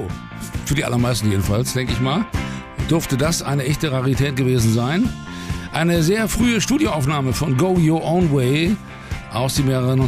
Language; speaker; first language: German; native; German